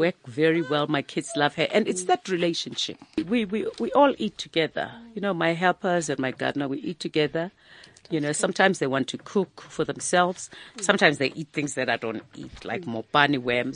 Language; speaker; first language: English; non-native, local second language; Zulu